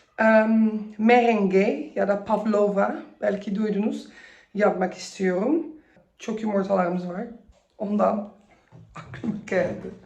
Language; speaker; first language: Turkish; early bilingual, heritage; Turkish